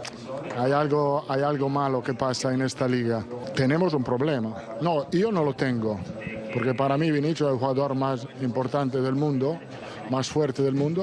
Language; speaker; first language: Spanish; non-native, fluent; Italian